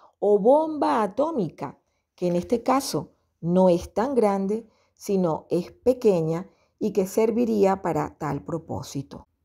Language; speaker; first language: Spanish; native; Spanish